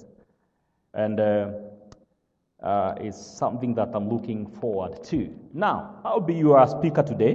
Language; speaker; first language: English; non-native, local second language; Kikuyu